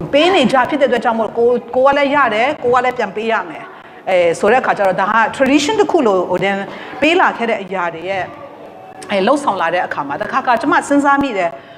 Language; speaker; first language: Burmese; non-native, local second language; Kachin